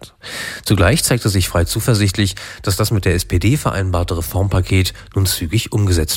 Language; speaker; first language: German; native; German